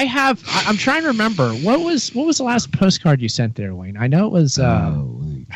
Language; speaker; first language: English; native; English